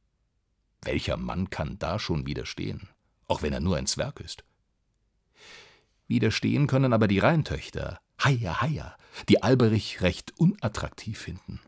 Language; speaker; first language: German; native; German